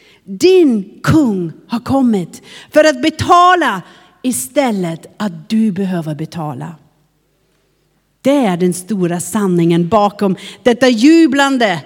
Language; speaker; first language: Swedish; non-native, fluent; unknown